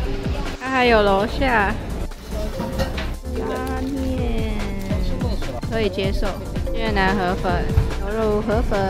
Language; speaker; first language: Chinese; native; Chinese